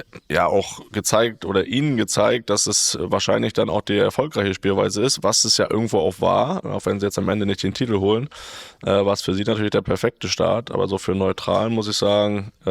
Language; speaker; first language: German; native; German